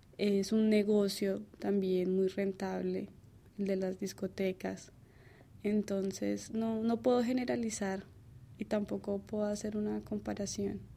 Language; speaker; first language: Spanish; native; Spanish